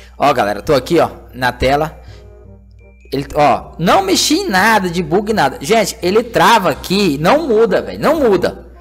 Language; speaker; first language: Portuguese; native; Portuguese